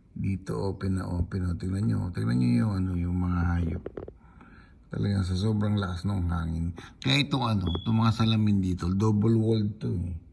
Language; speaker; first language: Filipino; native; Filipino